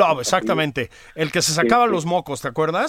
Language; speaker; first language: Spanish; native; Spanish